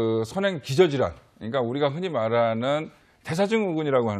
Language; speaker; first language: Korean; native; Korean